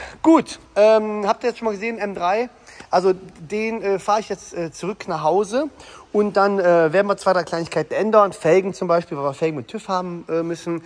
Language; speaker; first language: German; native; German